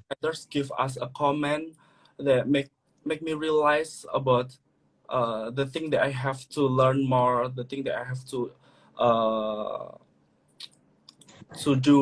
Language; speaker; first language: English; non-native, learner; Indonesian